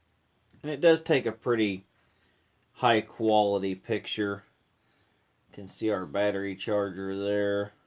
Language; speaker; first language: English; native; English